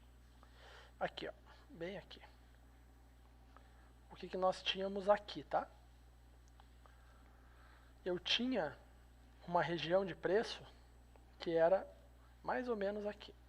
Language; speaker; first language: Portuguese; native; Portuguese